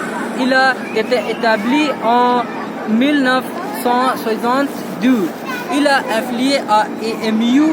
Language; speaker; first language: French; non-native, learner; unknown